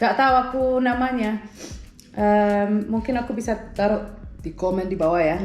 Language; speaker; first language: Indonesian; early bilingual, heritage; Indonesian